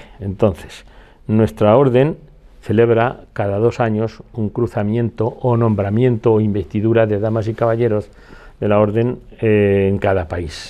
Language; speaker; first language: Spanish; native; Spanish